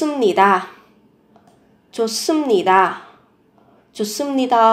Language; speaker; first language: Korean; non-native, fluent; Vietnamese